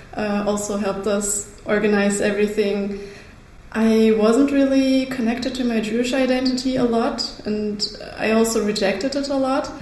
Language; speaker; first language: English; early bilingual, other home language; Russian